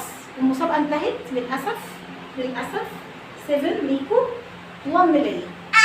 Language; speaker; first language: Arabic; native; Arabic